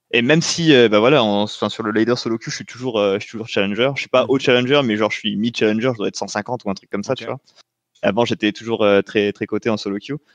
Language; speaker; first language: French; native; French